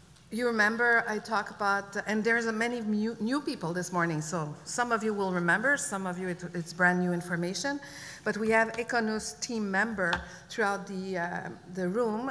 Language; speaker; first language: English; non-native, fluent; French